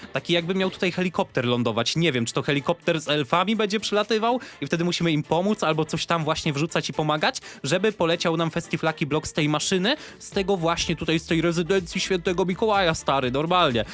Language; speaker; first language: Polish; native; Polish